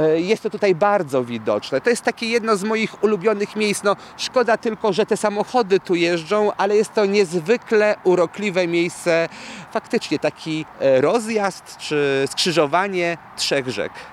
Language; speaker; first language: Polish; native; Polish